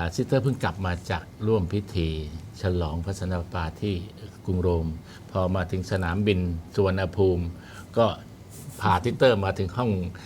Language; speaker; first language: Thai; native; Thai